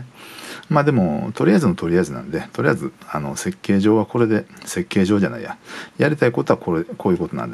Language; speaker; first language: Japanese; native; Japanese